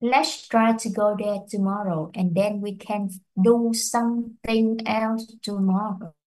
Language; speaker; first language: English; non-native, fluent; Vietnamese